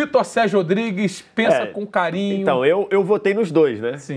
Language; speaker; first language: Portuguese; native; Portuguese